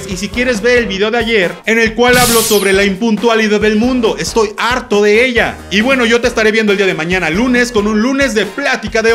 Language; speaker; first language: Spanish; native; Spanish